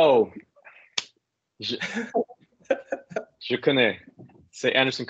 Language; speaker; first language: French; non-native, learner; English